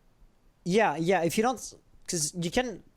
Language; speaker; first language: English; non-native, local second language; French